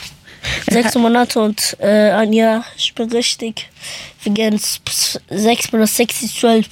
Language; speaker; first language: German; early bilingual, other home language; Persian